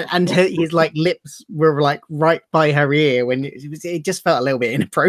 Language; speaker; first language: English; native; English